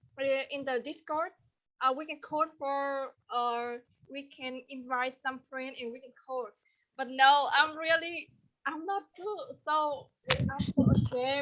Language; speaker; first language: English; non-native, learner; Vietnamese